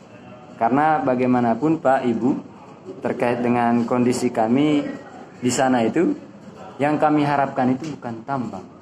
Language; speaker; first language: Indonesian; native; Indonesian